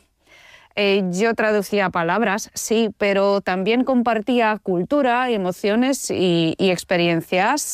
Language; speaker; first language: Spanish; non-native, fluent; Polish